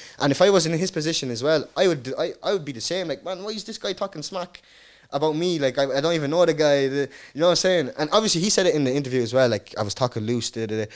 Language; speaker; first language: English; early bilingual, other home language; Dutch